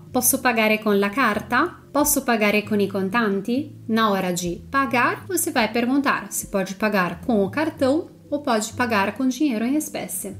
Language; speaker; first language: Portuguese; non-native, fluent; Italian